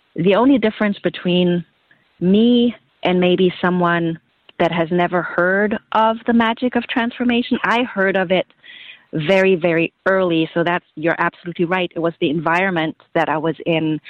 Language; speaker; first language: English; non-native, fluent; German